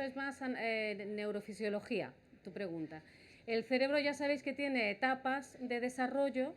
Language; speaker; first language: Spanish; native; Spanish